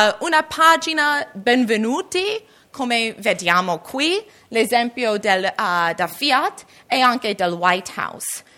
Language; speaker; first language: Italian; non-native, learner; English